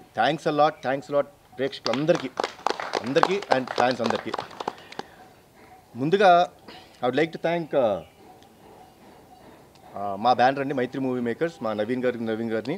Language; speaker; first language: Telugu; native; Telugu